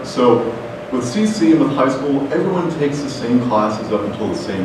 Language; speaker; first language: English; native; English